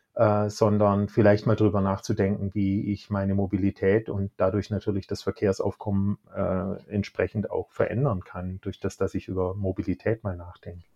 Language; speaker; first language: German; native; German